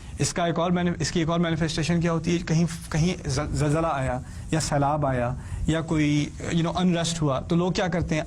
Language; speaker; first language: Urdu; early bilingual, heritage; Urdu